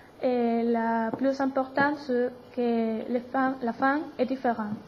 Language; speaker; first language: French; non-native, learner; Spanish